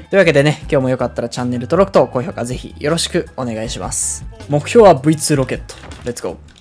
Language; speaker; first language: Japanese; native; Japanese